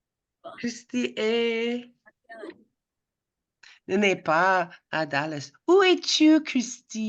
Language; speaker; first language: French; non-native, fluent; English